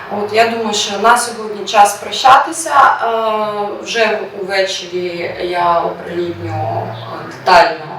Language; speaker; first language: Ukrainian; native; Ukrainian